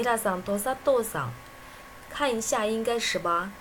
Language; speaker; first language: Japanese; non-native, fluent; Chinese